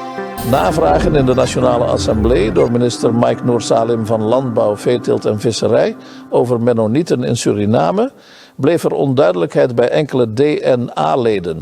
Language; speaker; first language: Dutch; native; Dutch